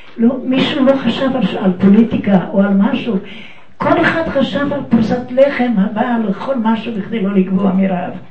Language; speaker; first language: Hebrew; non-native, fluent; Yiddish